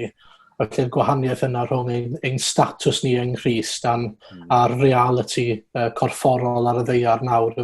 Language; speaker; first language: Welsh; native; Welsh